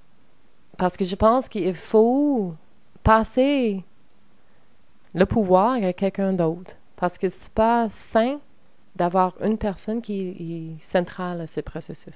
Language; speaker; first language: French; non-native, learner; English